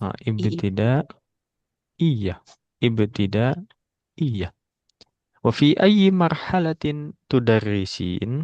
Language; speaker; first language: Arabic; non-native, fluent; Indonesian